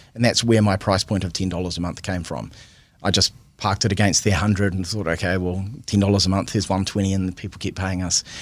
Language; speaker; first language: English; native; English